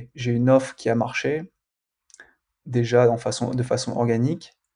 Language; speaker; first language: French; native; French